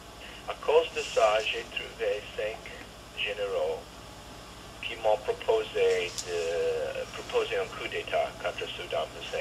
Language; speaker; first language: French; non-native, learner; English